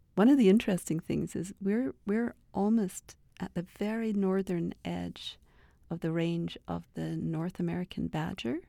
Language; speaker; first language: English; native; English